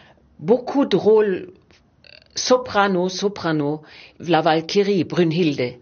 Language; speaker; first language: French; non-native, fluent; German